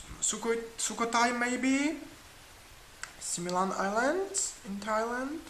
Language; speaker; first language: English; non-native, learner; Czech